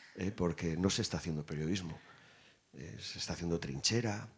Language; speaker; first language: Spanish; native; Spanish